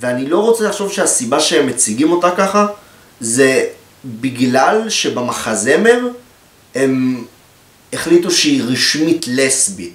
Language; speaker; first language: Hebrew; native; Hebrew